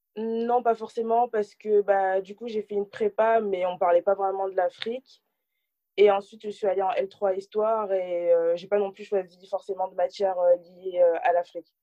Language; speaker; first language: French; native; French